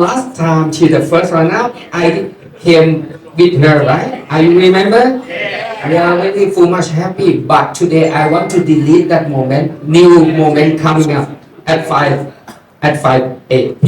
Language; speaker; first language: English; non-native, learner; Thai